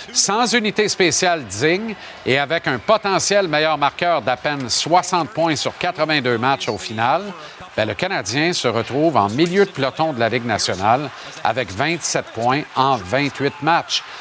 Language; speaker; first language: French; native; French